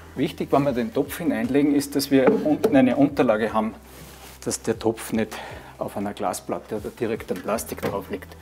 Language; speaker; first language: German; native; German